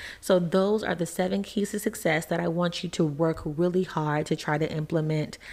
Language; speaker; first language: English; native; English